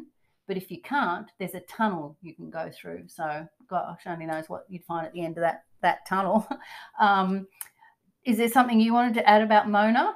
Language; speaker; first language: English; native; English